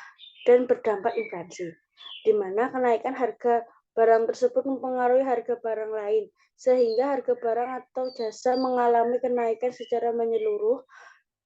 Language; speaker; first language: Indonesian; native; Indonesian